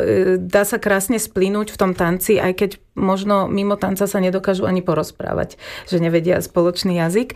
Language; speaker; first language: Slovak; native; Slovak